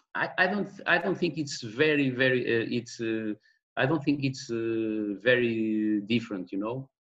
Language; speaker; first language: English; non-native, learner; Portuguese